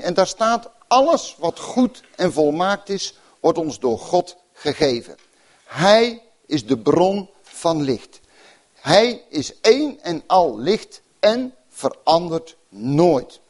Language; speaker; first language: Dutch; native; Dutch